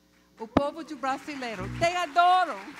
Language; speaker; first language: Portuguese; non-native, learner; English